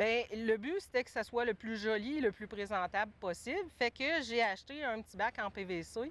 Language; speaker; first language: French; native; French